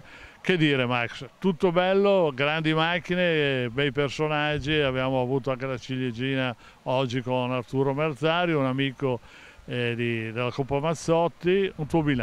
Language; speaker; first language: Italian; native; Italian